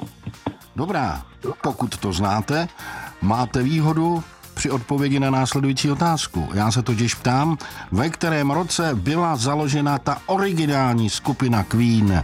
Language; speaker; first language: Czech; native; Czech